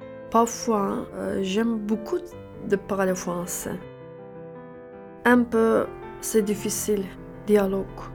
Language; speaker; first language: French; non-native, learner; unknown